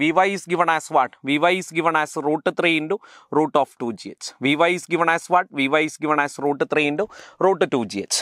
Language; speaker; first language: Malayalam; native; Malayalam